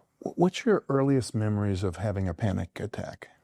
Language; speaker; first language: English; native; English